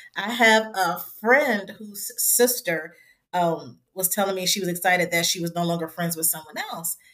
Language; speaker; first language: English; native; English